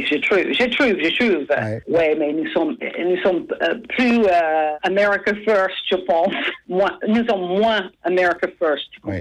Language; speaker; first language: French; non-native, fluent; English